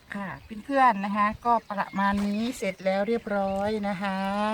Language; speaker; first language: Thai; native; Thai